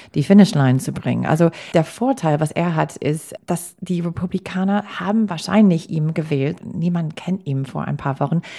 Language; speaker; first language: German; non-native, fluent; English